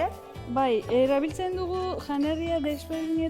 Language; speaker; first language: Basque; non-native, learner; Turkish